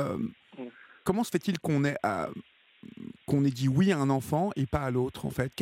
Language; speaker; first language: French; native; French